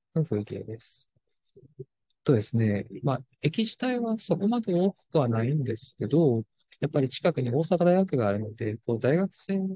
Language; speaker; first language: Japanese; non-native, fluent; Korean